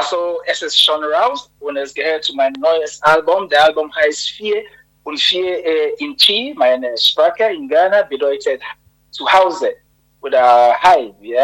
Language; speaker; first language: German; non-native, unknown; Akan